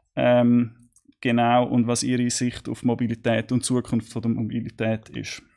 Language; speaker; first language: German; native; German